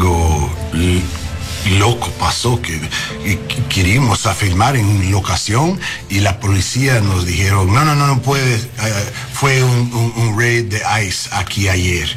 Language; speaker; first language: Spanish; non-native, learner; English